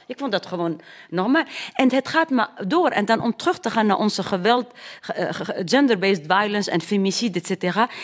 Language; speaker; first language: Dutch; non-native, fluent; Arabic